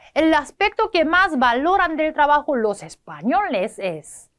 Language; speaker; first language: Spanish; non-native, fluent; Korean